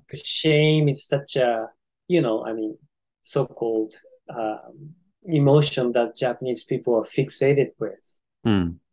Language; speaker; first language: English; non-native, fluent; Japanese